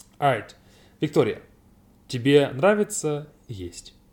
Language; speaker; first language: Russian; non-native, learner; English